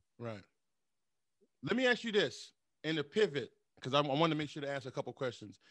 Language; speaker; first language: English; native; English